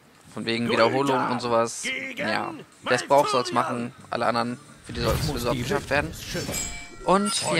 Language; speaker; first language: German; native; German